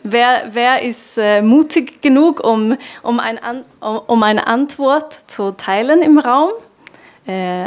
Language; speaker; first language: German; non-native, fluent; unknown